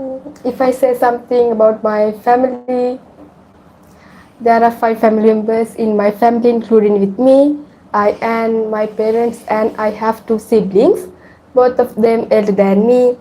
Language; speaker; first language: English; non-native, learner; Sinhala